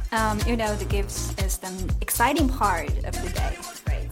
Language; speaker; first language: English; non-native, fluent; Chinese